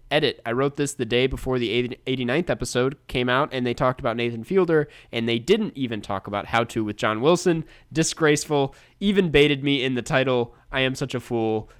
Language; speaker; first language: English; native; English